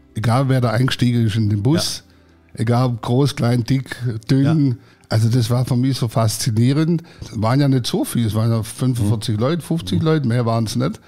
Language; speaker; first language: German; early bilingual, other home language; Croatian